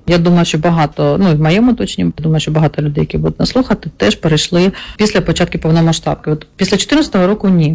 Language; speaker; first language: Ukrainian; non-native, local second language; Russian